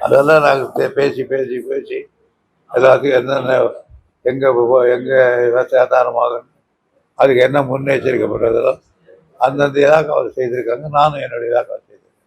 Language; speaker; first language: Tamil; native; Tamil